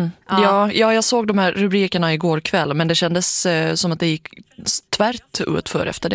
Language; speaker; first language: Swedish; native; Swedish